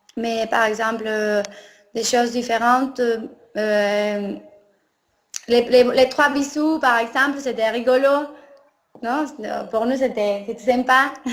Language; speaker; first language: French; non-native, learner; Spanish